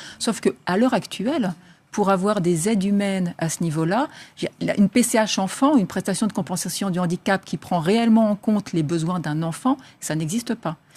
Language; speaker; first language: French; native; French